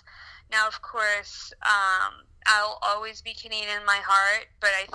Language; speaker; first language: English; non-native, fluent; French